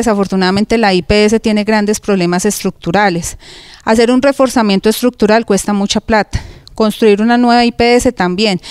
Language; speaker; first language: Spanish; native; Spanish